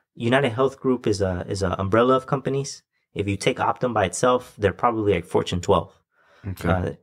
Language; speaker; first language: English; native; English